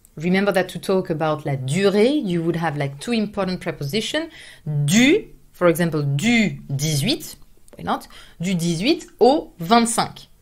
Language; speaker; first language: English; non-native, fluent; French